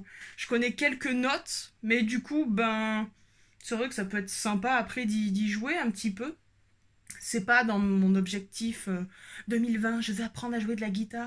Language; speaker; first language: French; native; French